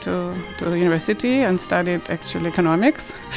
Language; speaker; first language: English; non-native, fluent; Russian